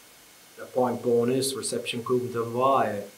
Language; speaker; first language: French; non-native, fluent; English